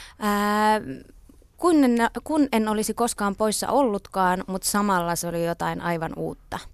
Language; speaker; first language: Finnish; non-native, local second language; Swedish